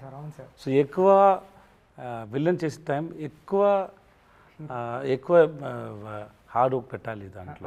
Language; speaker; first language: Telugu; non-native, learner; Tamil